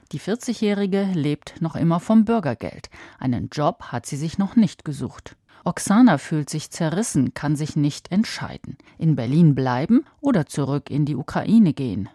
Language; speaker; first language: German; native; German